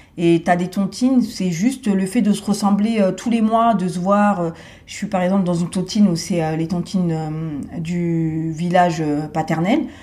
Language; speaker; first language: French; native; French